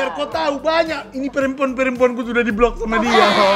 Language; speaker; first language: Indonesian; native; Indonesian